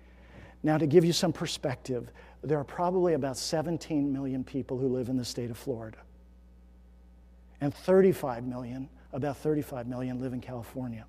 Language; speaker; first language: English; native; English